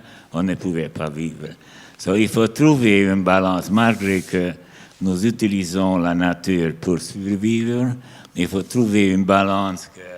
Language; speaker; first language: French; non-native, learner; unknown